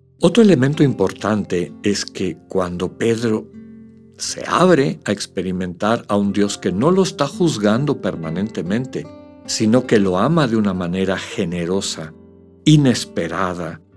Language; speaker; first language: Spanish; native; Spanish